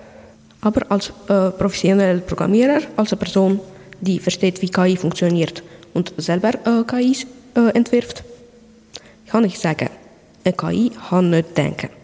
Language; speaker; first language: German; non-native, local second language; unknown